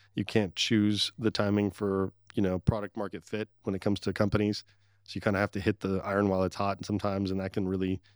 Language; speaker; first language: English; early bilingual, other home language; Arabic